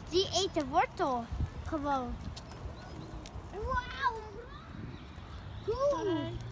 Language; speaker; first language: Dutch; early bilingual, other home language; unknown